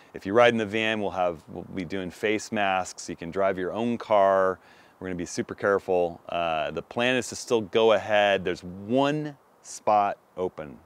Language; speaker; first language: English; native; English